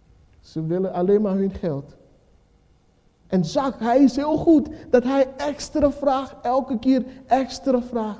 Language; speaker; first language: Dutch; non-native, fluent; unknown